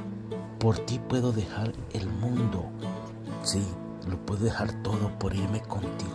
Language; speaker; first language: Spanish; native; Spanish